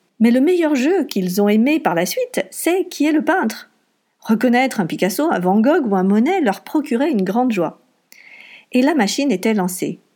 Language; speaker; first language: French; native; French